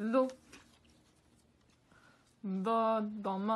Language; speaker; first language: Arabic; non-native, learner; English